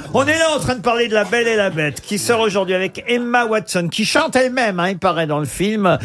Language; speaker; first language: French; native; French